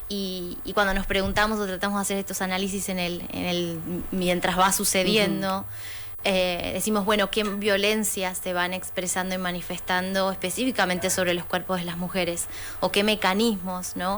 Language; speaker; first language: Spanish; native; Spanish